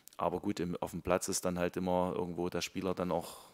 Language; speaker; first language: German; native; German